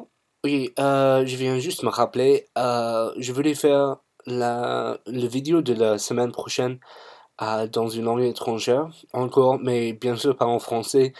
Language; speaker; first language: French; non-native, fluent; English